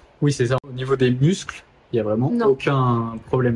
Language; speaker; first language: French; native; French